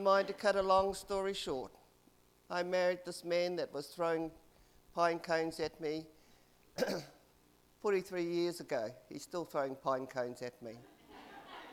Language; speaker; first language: English; native; English